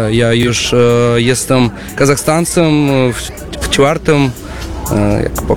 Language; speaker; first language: Polish; non-native, learner; Russian